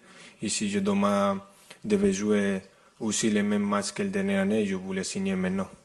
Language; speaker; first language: French; non-native, fluent; Spanish